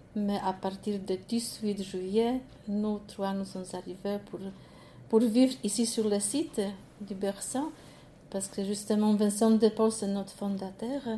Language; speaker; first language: French; non-native, learner; Polish